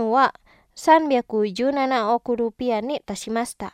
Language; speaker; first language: Japanese; non-native, fluent; Indonesian